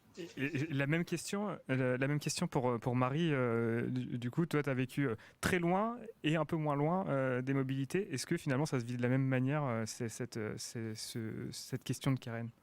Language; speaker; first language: French; native; French